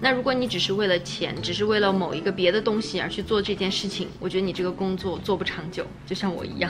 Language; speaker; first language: Chinese; native; Chinese